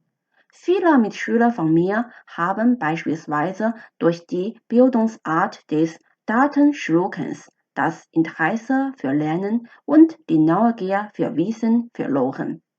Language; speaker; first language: German; non-native, fluent; Chinese